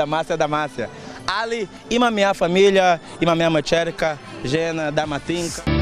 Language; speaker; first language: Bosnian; non-native, learner; Portuguese